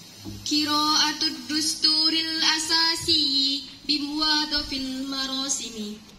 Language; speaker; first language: Arabic; non-native, learner; Indonesian